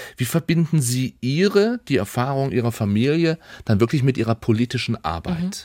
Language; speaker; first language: German; native; German